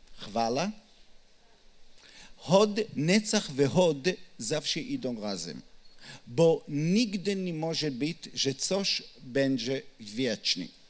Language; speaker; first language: Polish; non-native, learner; Hebrew